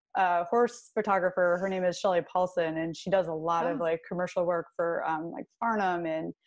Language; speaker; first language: English; native; English